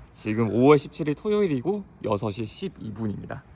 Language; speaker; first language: Korean; native; Korean